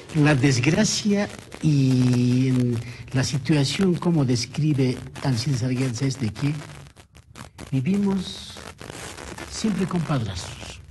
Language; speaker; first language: Spanish; non-native, local second language; Aymara